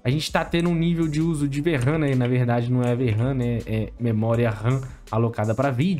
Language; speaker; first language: Portuguese; native; Portuguese